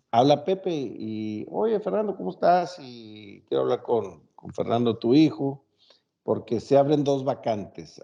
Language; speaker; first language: Spanish; native; Spanish